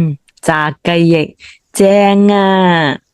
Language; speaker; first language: Cantonese; native; Cantonese